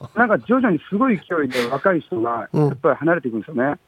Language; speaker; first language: Japanese; native; Japanese